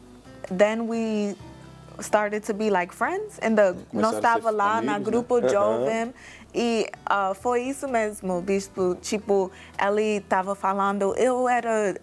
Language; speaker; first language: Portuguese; non-native, learner; English